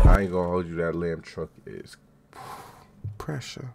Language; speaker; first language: English; native; English